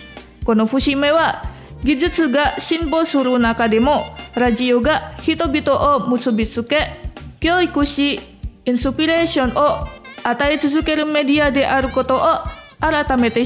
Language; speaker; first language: Japanese; non-native, fluent; Indonesian